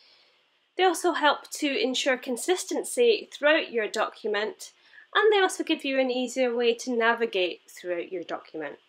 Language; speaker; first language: English; native; English